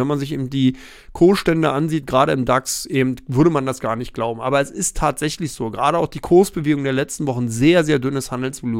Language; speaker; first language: German; native; German